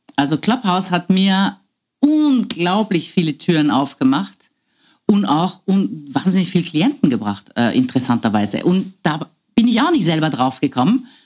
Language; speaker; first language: German; non-native, fluent; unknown